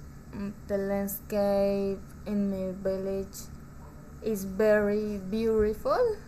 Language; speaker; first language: English; non-native, learner; Spanish